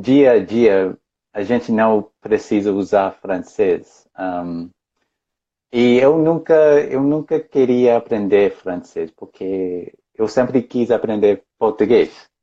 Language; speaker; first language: Portuguese; non-native, fluent; English